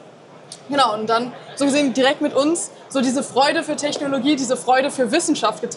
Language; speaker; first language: German; native; German